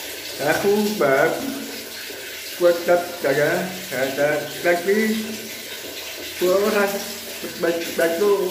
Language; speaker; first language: Indonesian; non-native, learner; Vietnamese